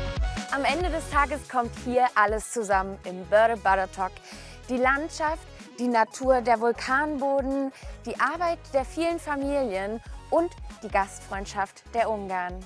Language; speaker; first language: German; native; German